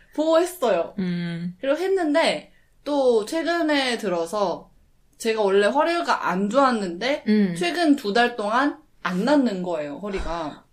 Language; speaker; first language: Korean; early bilingual, heritage; Korean